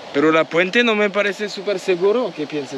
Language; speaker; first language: Spanish; non-native, learner; French